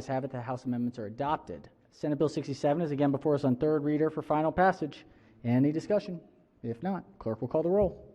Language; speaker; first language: English; native; English